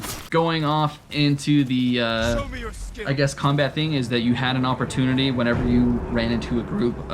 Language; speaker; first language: English; native; English